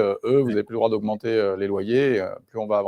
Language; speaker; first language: French; native; French